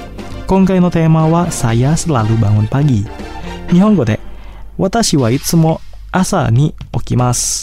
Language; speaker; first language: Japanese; non-native, fluent; Indonesian